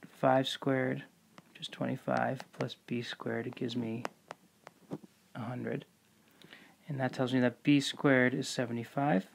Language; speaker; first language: English; native; English